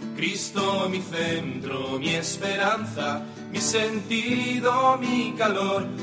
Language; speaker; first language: Spanish; native; Spanish